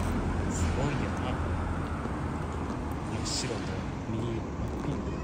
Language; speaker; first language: Japanese; native; Japanese